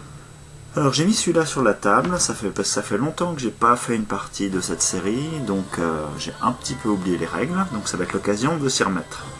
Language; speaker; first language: French; native; French